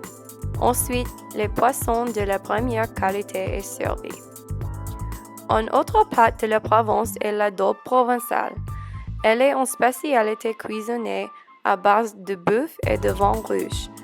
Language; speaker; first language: French; non-native, learner; English